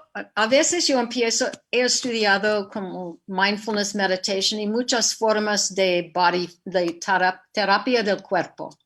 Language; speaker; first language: Spanish; non-native, fluent; English